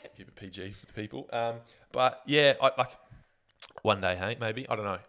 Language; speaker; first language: English; native; English